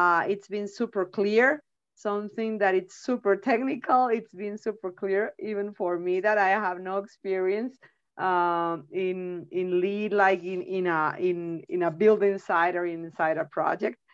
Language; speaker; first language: English; non-native, fluent; Spanish